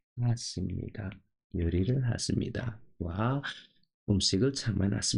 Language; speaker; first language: Korean; non-native, local second language; Nepali